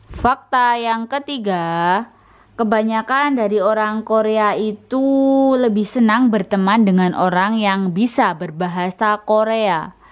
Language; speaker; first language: Indonesian; native; Indonesian